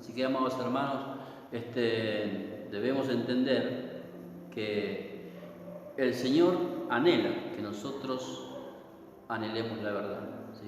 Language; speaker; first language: Spanish; native; Spanish